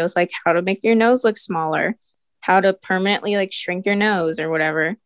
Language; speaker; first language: English; early bilingual, other home language; Filipino